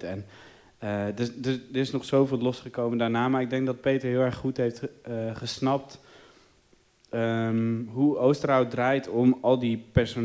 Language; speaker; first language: Dutch; native; Dutch